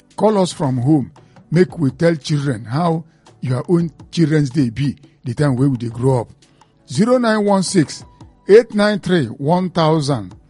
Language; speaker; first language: Nigerian Pidgin; non-native, local second language; Igbo